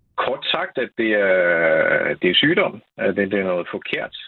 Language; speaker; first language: Danish; non-native, fluent; Polish